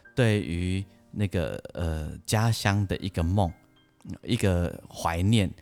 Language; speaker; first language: Chinese; native; Chinese